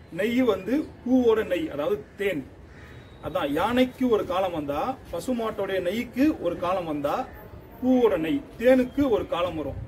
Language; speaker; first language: Tamil; native; Tamil